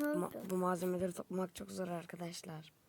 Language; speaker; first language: Turkish; native; Turkish